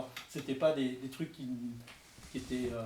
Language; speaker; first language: French; native; French